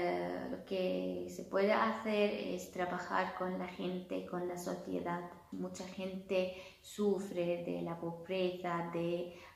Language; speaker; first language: Spanish; non-native, fluent; Arabic